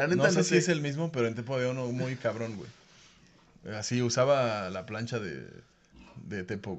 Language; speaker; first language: Spanish; native; Spanish